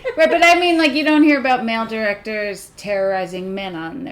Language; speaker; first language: English; native; English